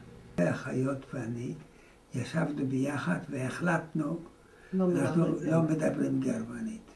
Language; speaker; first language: Hebrew; non-native, fluent; German